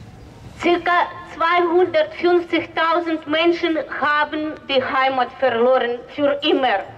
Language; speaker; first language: German; non-native, learner; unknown